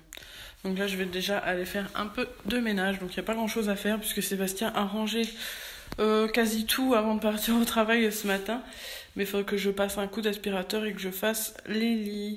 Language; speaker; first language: French; native; French